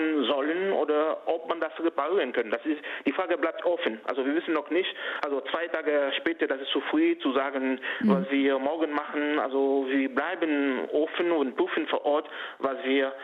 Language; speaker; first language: German; non-native, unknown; Haitian Creole